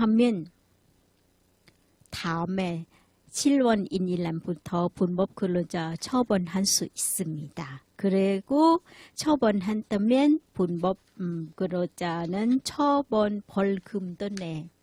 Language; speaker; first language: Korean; non-native, learner; Thai